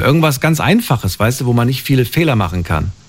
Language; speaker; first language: German; native; German